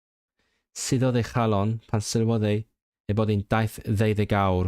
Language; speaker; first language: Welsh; non-native, learner; Cantonese